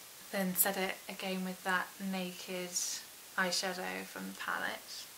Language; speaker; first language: English; native; English